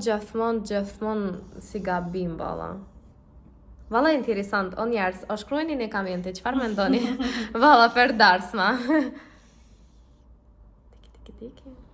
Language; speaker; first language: Albanian; non-native, learner; Russian